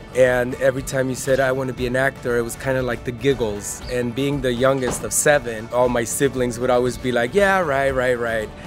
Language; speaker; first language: English; early bilingual, other home language; Spanish